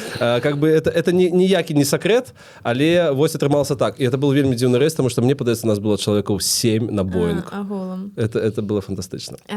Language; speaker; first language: Belarusian; non-native, local second language; Russian